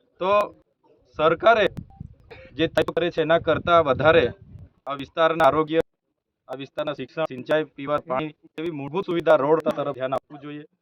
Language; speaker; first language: Gujarati; non-native, local second language; Bhili